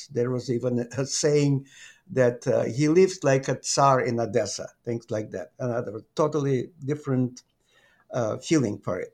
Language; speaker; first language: English; non-native, fluent; Ukrainian